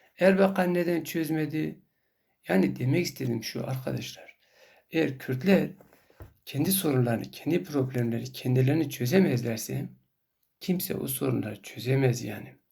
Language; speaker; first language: Turkish; non-native, local second language; Kurdish